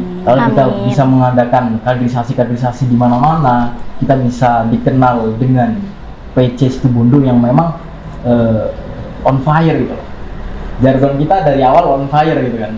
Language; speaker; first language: Indonesian; non-native, local second language; Javanese